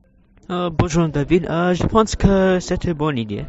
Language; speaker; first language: French; non-native, learner; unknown